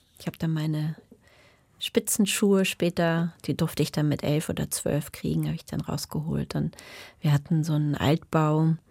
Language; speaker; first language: German; native; German